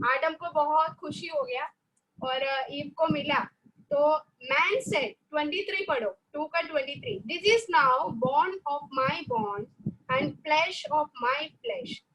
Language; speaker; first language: Hindi; non-native, local second language; Malayalam